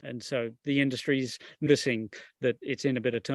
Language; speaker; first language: English; native; English